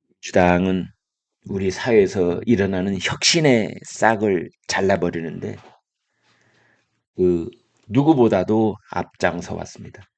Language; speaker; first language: Korean; native; Korean